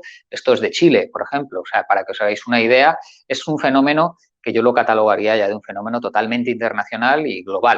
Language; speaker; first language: Spanish; native; Spanish